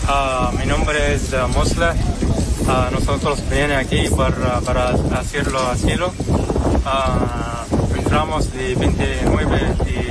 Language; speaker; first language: Spanish; non-native, learner; Arabic